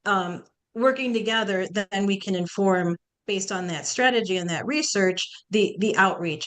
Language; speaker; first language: English; early bilingual, other home language; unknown